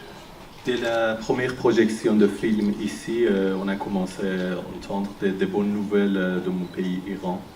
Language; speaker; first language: French; non-native, fluent; Persian